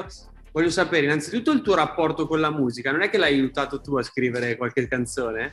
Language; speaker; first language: Italian; native; Italian